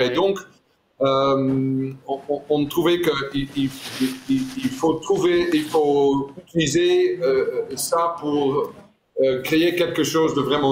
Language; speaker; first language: French; non-native, fluent; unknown